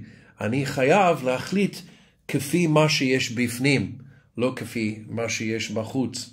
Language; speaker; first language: Hebrew; non-native, fluent; English